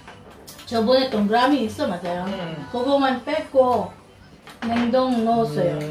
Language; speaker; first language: Korean; non-native, learner; Filipino